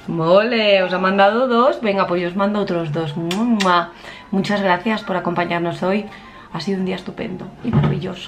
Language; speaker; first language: Spanish; native; Spanish